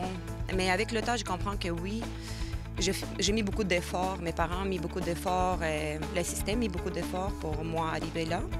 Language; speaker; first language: French; non-native, fluent; Russian